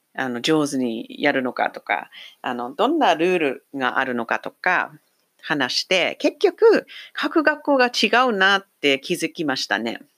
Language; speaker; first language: Japanese; non-native, fluent; English